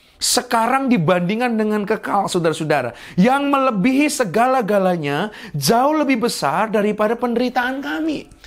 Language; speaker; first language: Indonesian; native; Indonesian